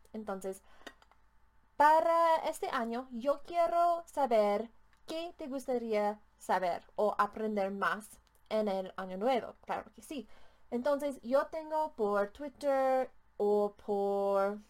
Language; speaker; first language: Spanish; non-native, learner; English